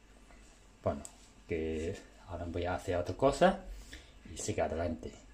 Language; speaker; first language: Spanish; non-native, learner; Chinese